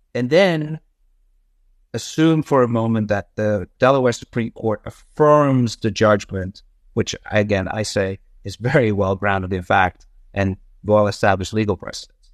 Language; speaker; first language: English; non-native, fluent; Dutch